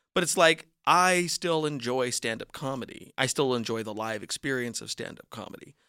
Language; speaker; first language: English; native; English